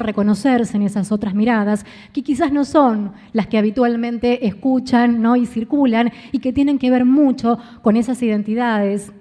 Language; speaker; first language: Spanish; native; Spanish